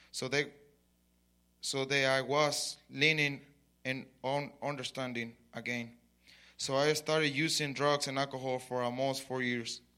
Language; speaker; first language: English; non-native, learner; Spanish